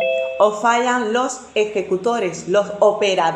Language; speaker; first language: Spanish; native; Spanish